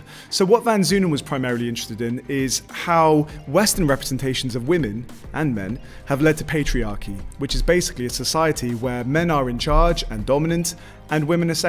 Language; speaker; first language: English; native; English